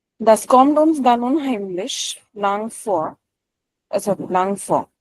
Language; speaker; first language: German; non-native, learner; Marathi